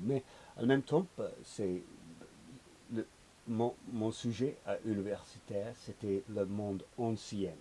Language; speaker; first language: French; non-native, learner; English